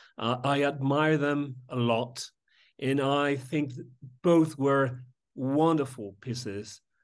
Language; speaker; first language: English; non-native, fluent; Spanish